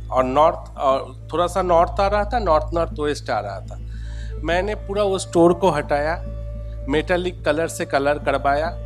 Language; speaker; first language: Hindi; non-native, local second language; Bangla